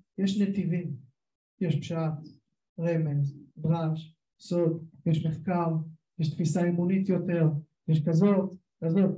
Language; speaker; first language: Hebrew; native; Hebrew